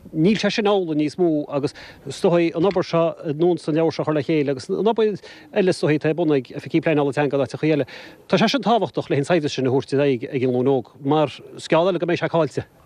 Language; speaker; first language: Irish; native; Irish